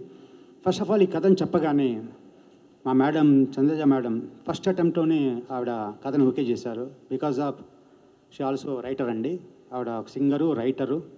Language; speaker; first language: Telugu; native; Telugu